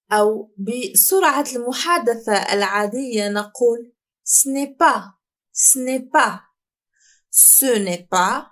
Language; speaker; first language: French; non-native, fluent; Arabic